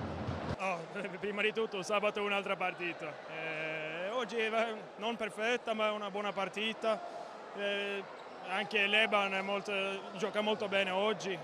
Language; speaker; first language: Italian; non-native, learner; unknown